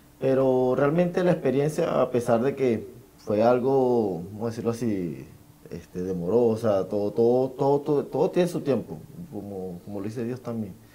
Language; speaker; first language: Spanish; native; Spanish